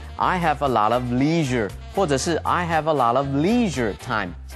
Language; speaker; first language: English; non-native, fluent; Chinese